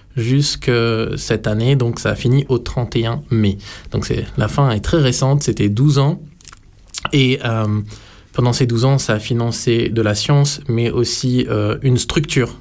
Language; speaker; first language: French; native; French